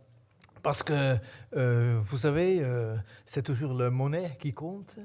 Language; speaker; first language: French; non-native, fluent; Dutch